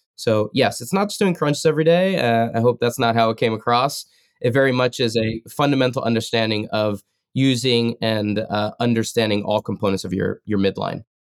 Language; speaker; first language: English; native; English